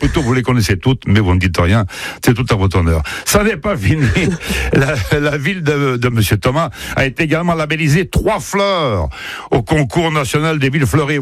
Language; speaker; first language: French; native; French